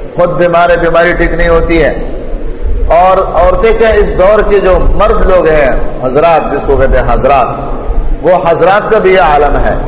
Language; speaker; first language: Urdu; non-native, local second language; Pashto